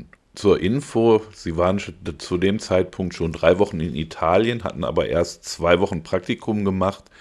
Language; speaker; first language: German; native; German